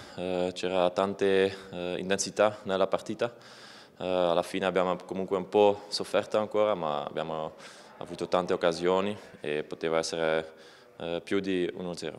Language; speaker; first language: Italian; non-native, fluent; Dutch